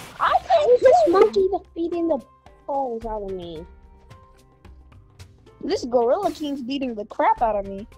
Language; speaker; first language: English; native; English